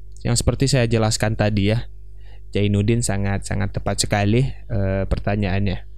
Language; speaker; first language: Indonesian; non-native, local second language; Minangkabau